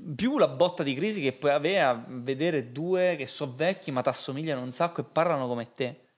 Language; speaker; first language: Italian; native; Italian